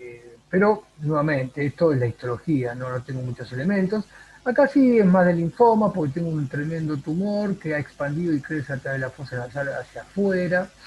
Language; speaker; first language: Spanish; native; Spanish